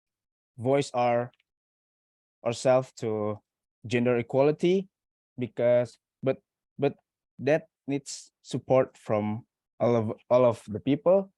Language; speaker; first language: English; non-native, learner; Indonesian